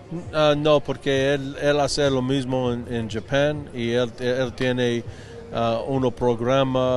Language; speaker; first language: Spanish; non-native, learner; English